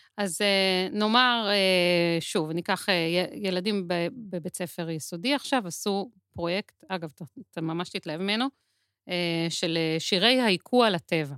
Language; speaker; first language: Hebrew; native; Hebrew